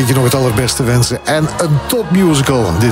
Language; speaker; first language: Dutch; native; Dutch